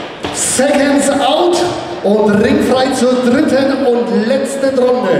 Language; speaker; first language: German; native; German